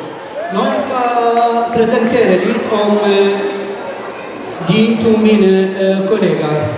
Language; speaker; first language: Norwegian; non-native, learner; Arabic